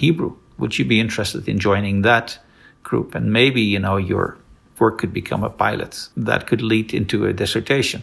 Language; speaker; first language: English; non-native, fluent; Dutch